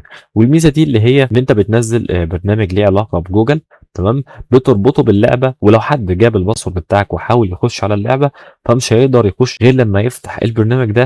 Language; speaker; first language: Arabic; native; Arabic